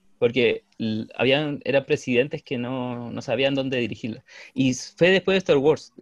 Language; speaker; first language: Spanish; native; Spanish